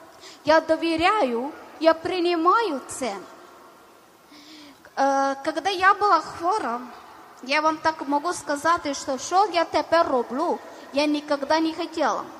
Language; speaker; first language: Ukrainian; non-native, learner; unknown